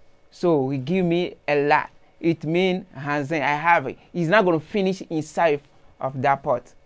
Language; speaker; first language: English; non-native, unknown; Fon